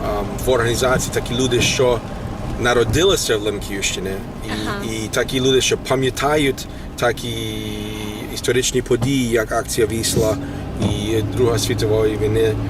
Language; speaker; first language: Ukrainian; early bilingual, heritage; Ukrainian